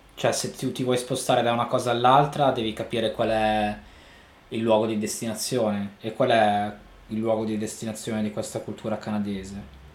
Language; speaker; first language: Italian; native; Italian